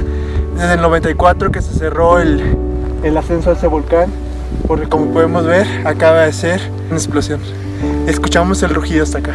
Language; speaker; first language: Spanish; native; Spanish